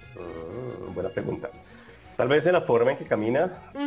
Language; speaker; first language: Spanish; native; Spanish